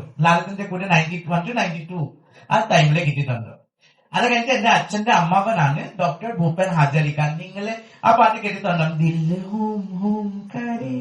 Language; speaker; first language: Malayalam; non-native, fluent; Assamese